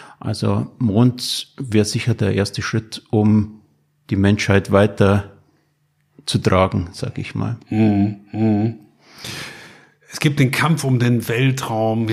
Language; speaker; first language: German; native; German